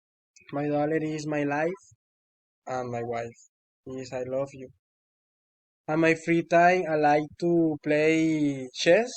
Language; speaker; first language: English; non-native, learner; Spanish